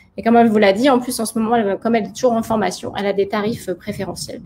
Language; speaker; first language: French; native; French